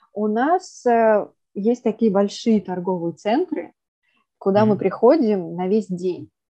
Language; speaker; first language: Russian; native; Russian